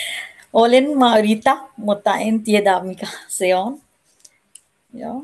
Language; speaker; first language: Finnish; non-native, learner; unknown